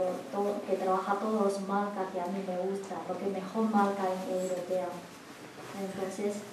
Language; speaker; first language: Spanish; non-native, learner; Chinese